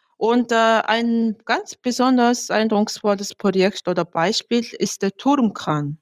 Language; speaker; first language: German; non-native, fluent; Mongolian